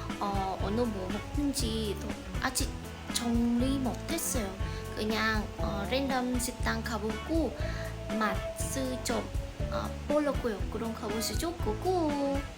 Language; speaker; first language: Korean; non-native, learner; Vietnamese